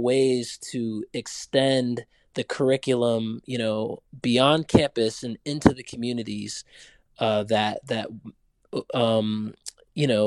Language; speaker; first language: English; native; English